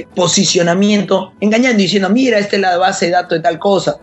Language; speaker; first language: Spanish; native; Spanish